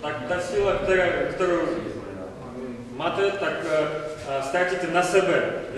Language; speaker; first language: Russian; native; Russian